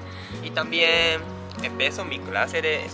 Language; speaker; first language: Spanish; non-native, learner; Japanese